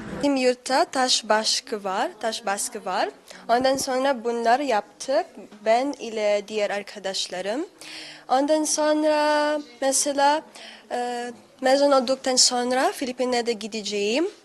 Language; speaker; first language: Turkish; non-native, learner; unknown